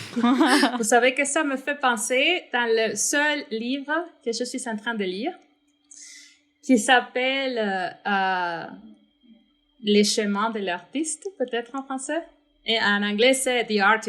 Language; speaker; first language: French; non-native, fluent; Spanish